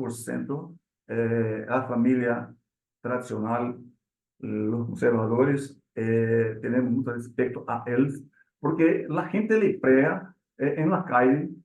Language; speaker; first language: Spanish; non-native, learner; Portuguese